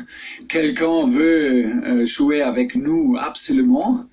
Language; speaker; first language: French; non-native, fluent; German